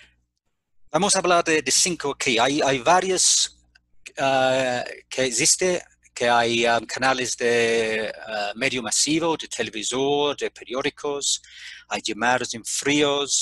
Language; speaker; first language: Spanish; non-native, fluent; English